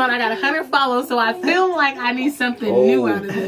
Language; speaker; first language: English; native; English